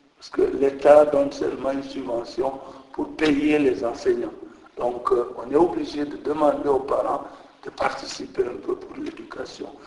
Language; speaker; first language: French; non-native, local second language; Jola-Fonyi